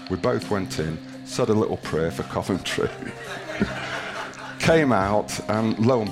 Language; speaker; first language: English; native; English